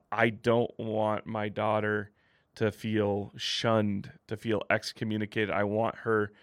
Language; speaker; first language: English; native; English